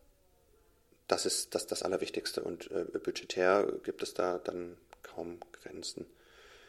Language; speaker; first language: German; native; German